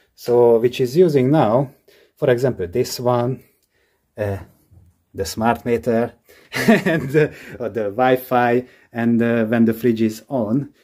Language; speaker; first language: English; non-native, learner; Hungarian